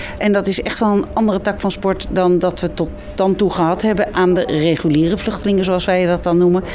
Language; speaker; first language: Dutch; native; Dutch